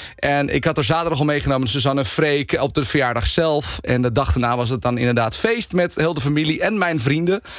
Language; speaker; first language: Dutch; native; Dutch